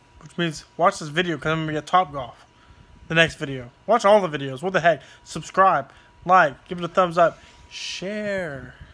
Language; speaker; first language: English; native; English